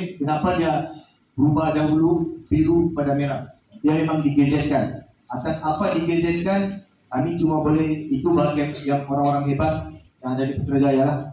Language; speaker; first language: Malay; native; Malay